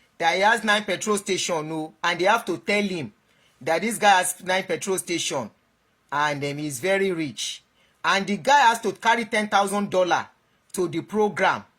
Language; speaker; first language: Nigerian Pidgin; non-native, local second language; Yoruba